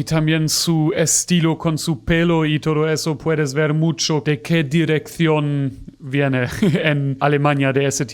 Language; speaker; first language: Spanish; non-native, fluent; German